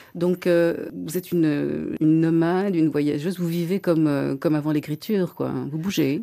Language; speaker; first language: French; native; French